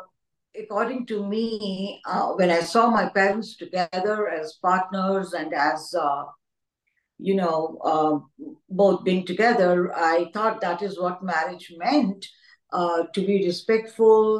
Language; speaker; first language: English; non-native, local second language; Hindi